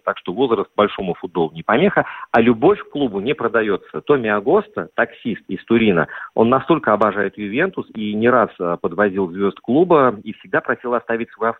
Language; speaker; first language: Russian; native; Russian